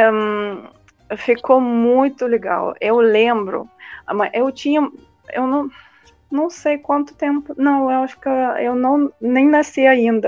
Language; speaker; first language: Portuguese; non-native, fluent; Russian